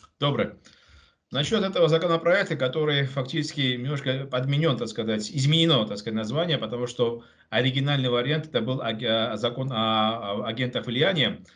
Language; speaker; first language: Russian; non-native, local second language; Georgian